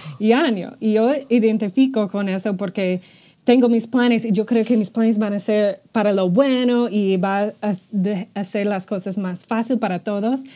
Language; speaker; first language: Spanish; non-native, fluent; English